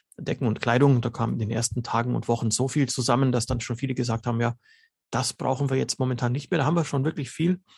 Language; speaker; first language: German; early bilingual, other home language; Slovenian